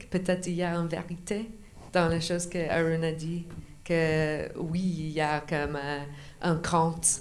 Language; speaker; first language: French; non-native, local second language; English